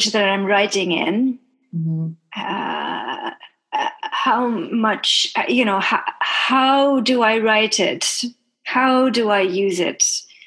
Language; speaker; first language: English; non-native, local second language; Bangla